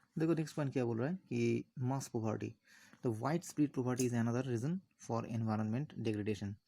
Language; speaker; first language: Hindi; non-native, local second language; Bangla